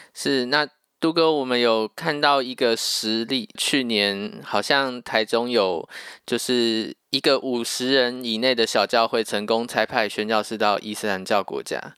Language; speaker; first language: Chinese; native; Chinese